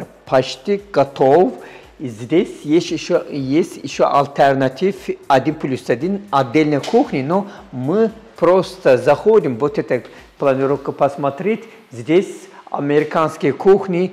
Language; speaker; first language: Russian; non-native, learner; Turkish